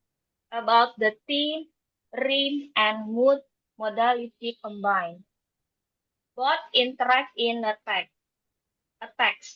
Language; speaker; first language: English; non-native, learner; Indonesian